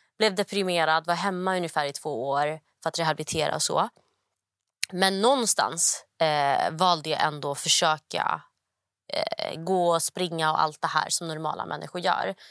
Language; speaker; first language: Swedish; early bilingual, other home language; Somali